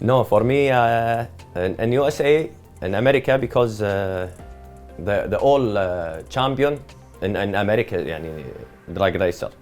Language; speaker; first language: English; non-native, learner; Arabic